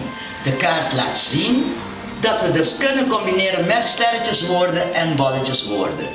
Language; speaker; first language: Dutch; non-native, local second language; Papiamento